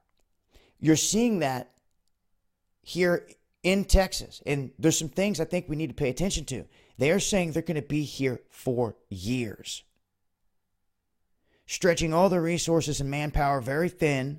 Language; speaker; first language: English; native; English